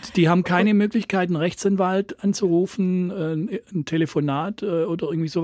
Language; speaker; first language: German; native; German